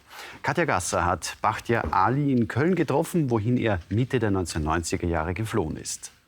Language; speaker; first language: German; native; German